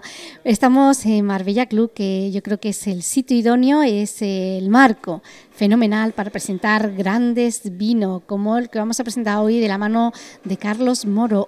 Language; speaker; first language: Spanish; native; Spanish